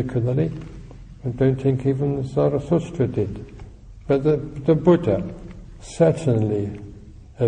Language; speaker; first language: English; native; English